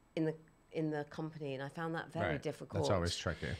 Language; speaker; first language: English; native; English